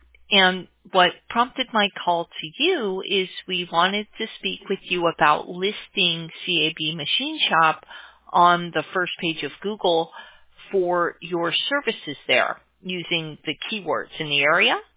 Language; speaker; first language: English; native; English